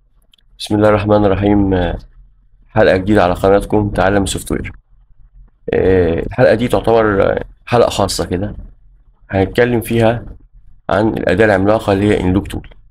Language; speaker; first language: Arabic; native; Arabic